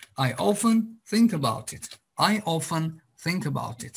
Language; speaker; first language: English; non-native, fluent; Azerbaijani